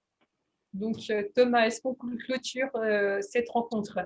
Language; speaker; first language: French; native; French